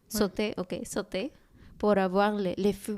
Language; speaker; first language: French; non-native, learner; Spanish